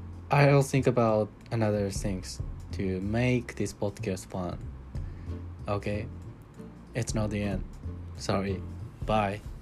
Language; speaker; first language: English; non-native, learner; Japanese